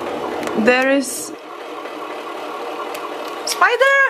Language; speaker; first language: English; non-native, learner; Czech